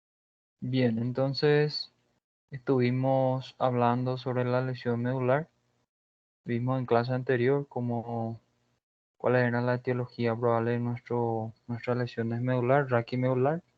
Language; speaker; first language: Spanish; non-native, fluent; Portuguese